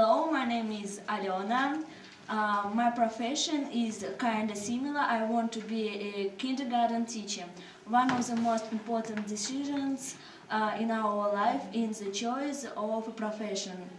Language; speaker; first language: English; non-native, learner; Russian